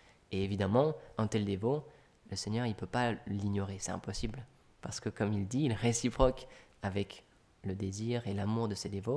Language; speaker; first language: French; native; French